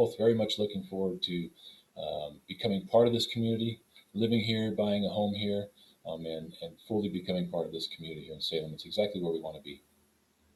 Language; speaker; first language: English; native; English